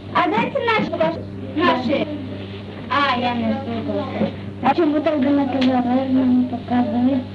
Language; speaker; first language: Russian; native; Russian